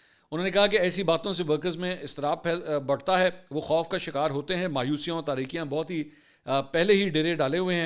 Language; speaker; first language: Urdu; native; Urdu